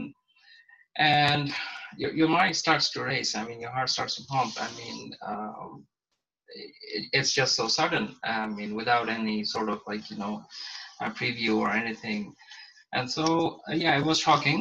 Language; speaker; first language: English; non-native, local second language; Bangla